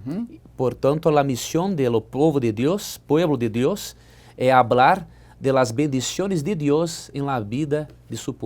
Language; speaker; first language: Spanish; non-native, learner; Portuguese